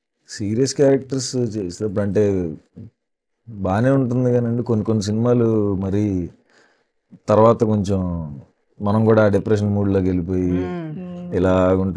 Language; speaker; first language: Telugu; native; Telugu